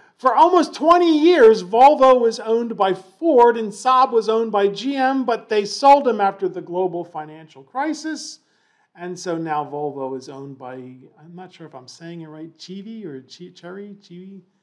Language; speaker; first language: English; native; English